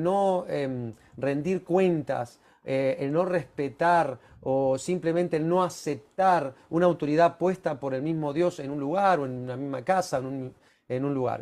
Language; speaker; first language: Spanish; native; Spanish